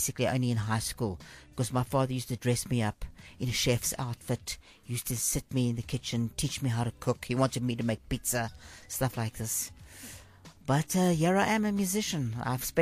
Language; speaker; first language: English; native; English